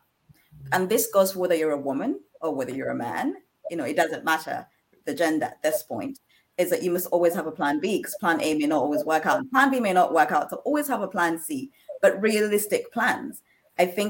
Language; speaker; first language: English; non-native, local second language; Ganda